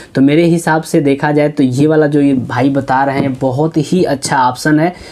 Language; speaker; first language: Hindi; native; Hindi